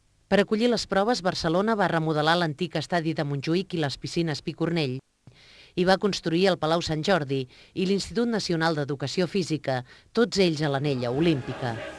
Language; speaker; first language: Catalan; native; Catalan